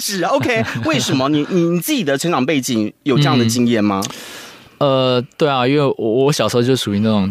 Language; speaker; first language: Chinese; native; Chinese